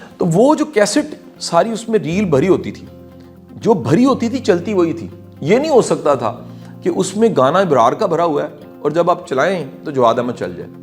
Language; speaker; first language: Urdu; non-native, local second language; Punjabi